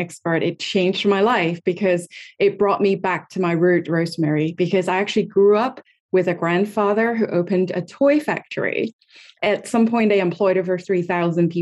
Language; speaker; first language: English; non-native, local second language; Cantonese